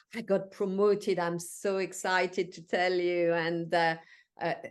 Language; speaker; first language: English; non-native, fluent; French